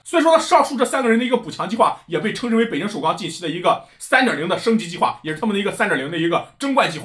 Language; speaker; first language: Chinese; native; Chinese